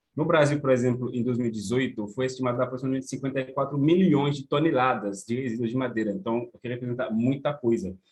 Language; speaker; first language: Portuguese; non-native, fluent; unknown